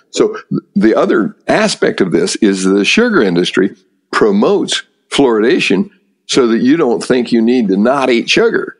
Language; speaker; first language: English; native; English